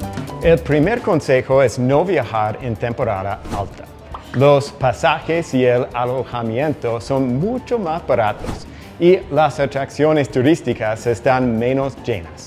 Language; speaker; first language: Spanish; non-native, fluent; English